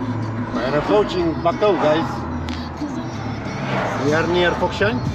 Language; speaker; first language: English; non-native, learner; Romanian